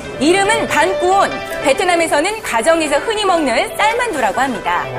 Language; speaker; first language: Korean; native; Korean